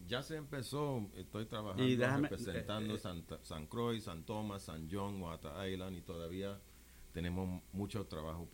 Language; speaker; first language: Spanish; non-native, local second language; English